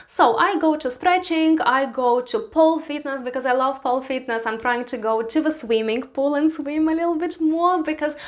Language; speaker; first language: English; non-native, fluent; Romanian